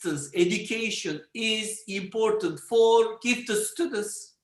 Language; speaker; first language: English; non-native, learner; Turkish